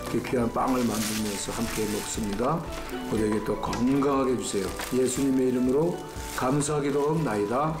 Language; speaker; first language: Korean; native; Korean